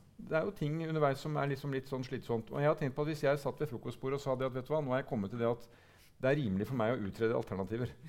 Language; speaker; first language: Norwegian; native; Norwegian